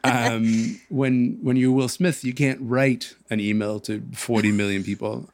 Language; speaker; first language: English; early bilingual, other home language; Arabic